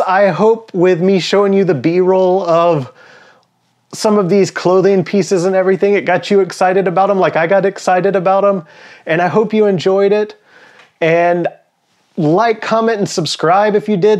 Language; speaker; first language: English; native; English